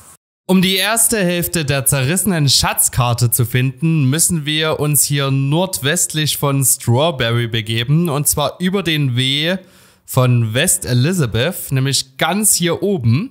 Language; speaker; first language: German; native; German